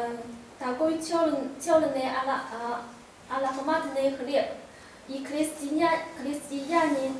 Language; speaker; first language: Russian; non-native, learner; Chinese